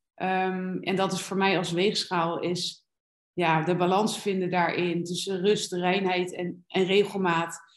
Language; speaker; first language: Dutch; native; Dutch